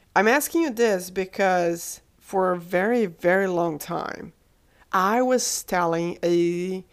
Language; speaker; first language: English; non-native, fluent; Portuguese